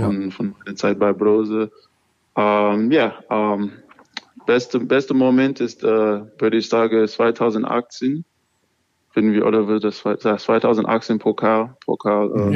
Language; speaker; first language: German; non-native, learner; English